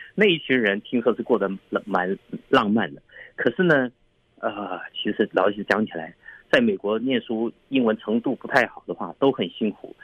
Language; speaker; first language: Chinese; native; Chinese